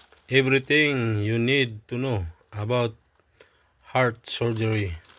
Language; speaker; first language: English; non-native, local second language; Filipino